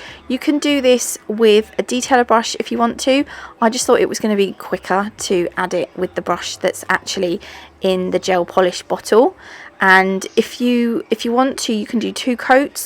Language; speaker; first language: English; native; English